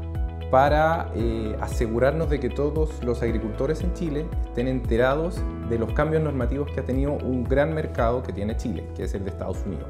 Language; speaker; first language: Spanish; native; Spanish